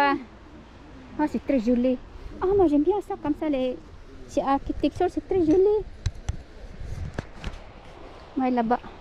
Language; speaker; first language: French; non-native, fluent; Filipino